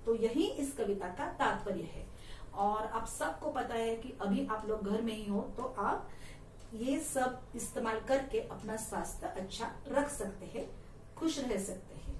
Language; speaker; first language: Hindi; non-native, local second language; Marathi